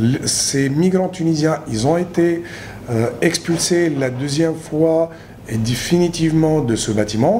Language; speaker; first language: French; non-native, local second language; Arabic